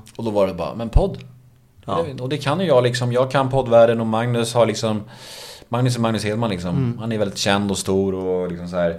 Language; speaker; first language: Swedish; native; Swedish